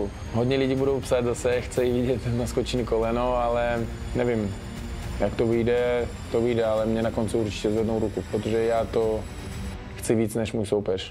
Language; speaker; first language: Czech; non-native, fluent; Uzbek